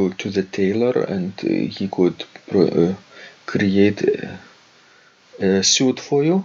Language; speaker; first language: English; non-native, fluent; Lithuanian